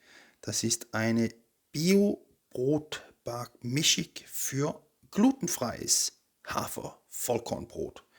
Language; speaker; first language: German; non-native, fluent; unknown